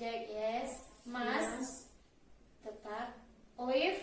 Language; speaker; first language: English; non-native, learner; Indonesian